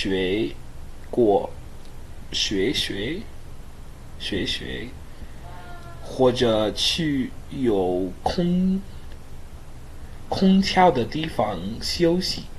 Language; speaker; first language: Chinese; non-native, learner; English